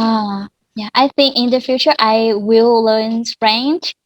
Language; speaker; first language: English; non-native, learner; Vietnamese